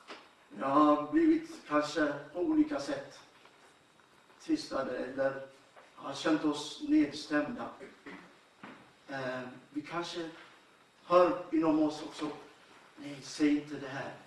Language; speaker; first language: Swedish; non-native, fluent; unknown